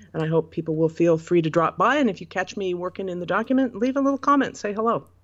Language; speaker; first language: English; native; English